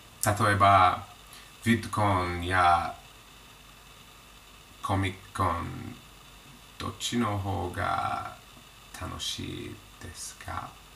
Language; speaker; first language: Japanese; non-native, learner; English